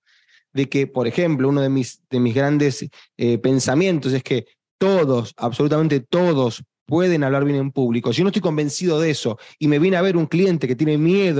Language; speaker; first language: Spanish; native; Spanish